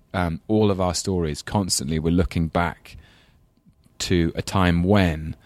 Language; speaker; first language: English; native; English